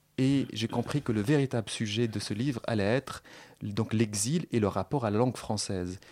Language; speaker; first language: French; non-native, local second language; Arabic